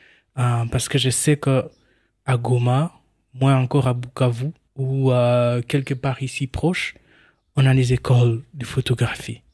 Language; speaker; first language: French; non-native, local second language; Swahili